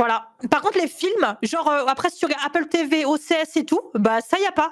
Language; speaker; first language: French; native; French